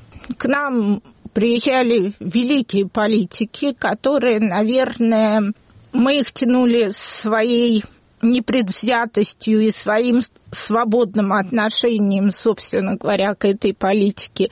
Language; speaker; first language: Russian; native; Russian